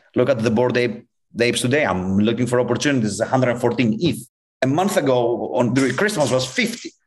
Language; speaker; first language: English; non-native, fluent; Greek